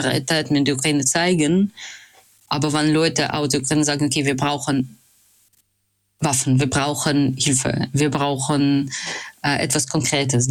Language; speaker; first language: German; non-native, fluent; Russian